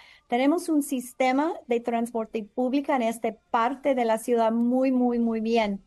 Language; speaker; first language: Spanish; non-native, learner; English